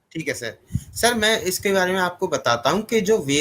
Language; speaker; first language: Hindi; native; Hindi